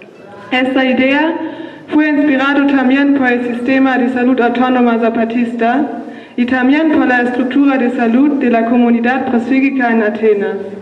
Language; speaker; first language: Spanish; non-native, learner; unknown